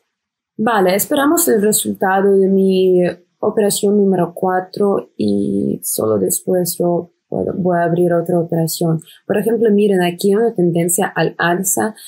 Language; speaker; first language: Spanish; non-native, fluent; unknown